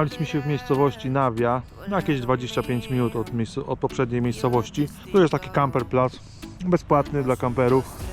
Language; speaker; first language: Polish; native; Polish